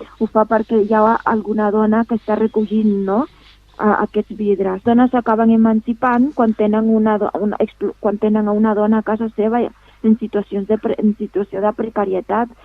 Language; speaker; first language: Catalan; non-native, fluent; Spanish